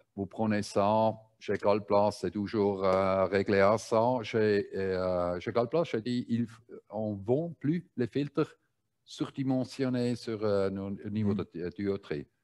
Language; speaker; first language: French; non-native, learner; German